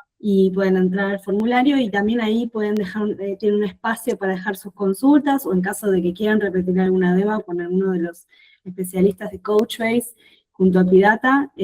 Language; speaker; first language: Spanish; native; Spanish